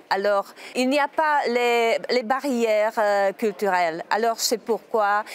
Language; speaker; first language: French; non-native, learner; Czech